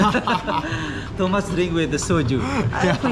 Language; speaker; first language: English; non-native, learner; Indonesian